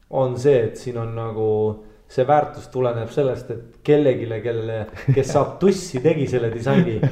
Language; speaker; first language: Estonian; early bilingual, heritage; Estonian